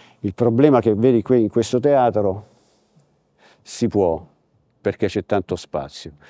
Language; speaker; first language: Italian; native; Italian